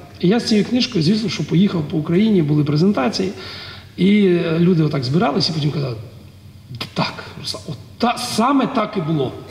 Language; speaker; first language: Ukrainian; native; Ukrainian